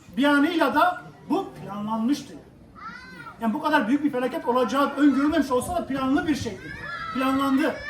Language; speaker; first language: Turkish; non-native, local second language; Kurdish